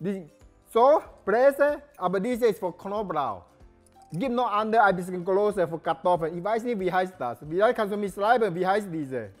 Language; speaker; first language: German; non-native, learner; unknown